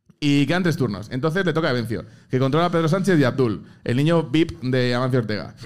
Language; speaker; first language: Spanish; native; Spanish